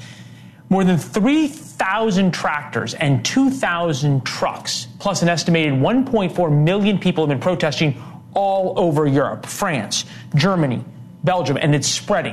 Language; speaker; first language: English; native; English